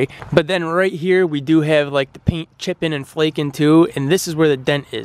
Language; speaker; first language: English; native; English